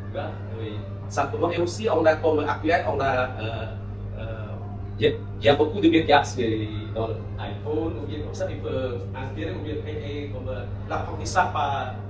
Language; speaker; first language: French; non-native, local second language; Khmer